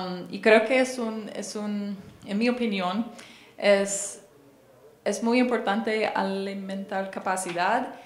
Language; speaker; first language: Spanish; non-native, learner; English